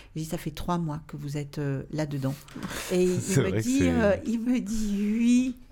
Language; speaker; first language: French; native; French